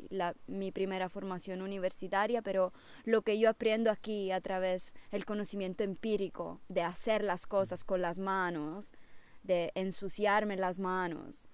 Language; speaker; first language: Spanish; non-native, fluent; Italian